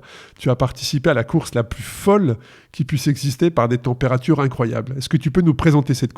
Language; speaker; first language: French; native; French